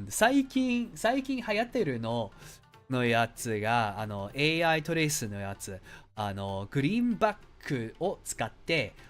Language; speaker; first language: Japanese; non-native, learner; English